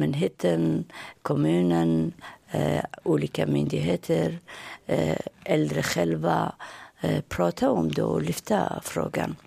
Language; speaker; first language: Swedish; non-native, fluent; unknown